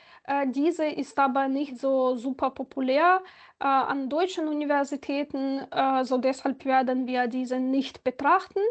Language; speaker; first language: German; non-native, fluent; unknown